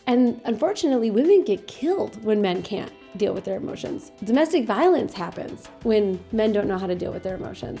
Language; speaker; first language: English; native; English